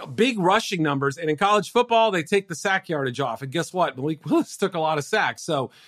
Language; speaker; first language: English; native; English